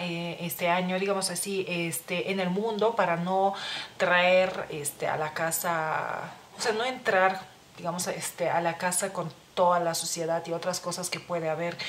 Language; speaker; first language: Spanish; non-native, fluent; Lithuanian